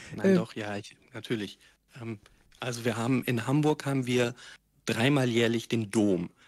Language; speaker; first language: German; native; German